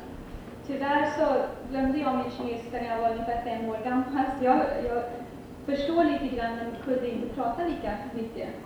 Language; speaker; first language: Swedish; early bilingual, heritage; Swedish